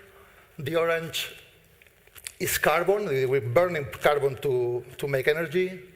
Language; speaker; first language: English; non-native, fluent; Spanish